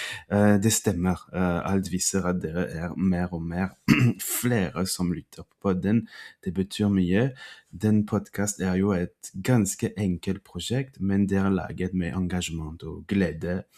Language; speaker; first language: Norwegian; non-native, fluent; French